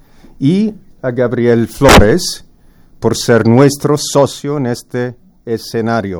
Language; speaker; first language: Spanish; non-native, fluent; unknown